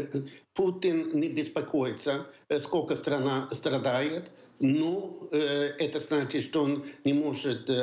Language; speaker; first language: Russian; non-native, fluent; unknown